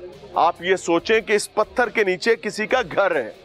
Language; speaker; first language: Urdu; native; Urdu